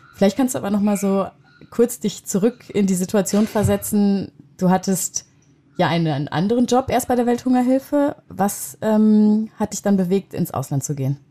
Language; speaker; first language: German; native; German